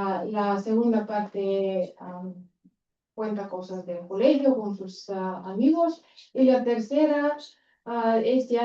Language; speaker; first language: Spanish; non-native, fluent; Bulgarian